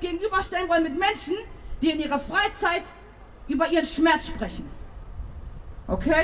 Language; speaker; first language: German; native; German